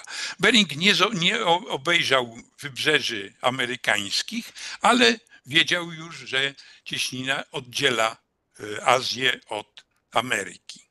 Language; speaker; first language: Polish; native; Polish